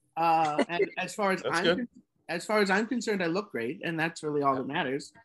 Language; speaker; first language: English; native; English